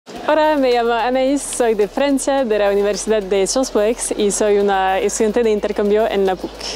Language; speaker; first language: Spanish; non-native, learner; French